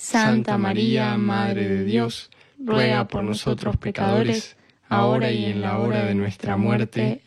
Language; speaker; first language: Spanish; native; Spanish